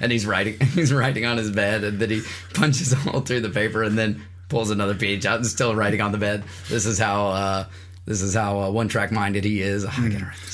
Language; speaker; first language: English; native; English